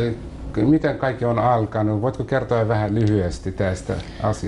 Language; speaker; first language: Finnish; non-native, fluent; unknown